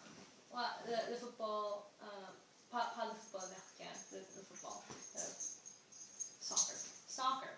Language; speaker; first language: French; non-native, learner; English